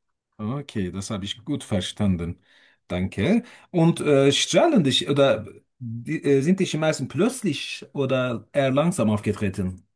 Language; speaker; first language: German; non-native, fluent; Turkish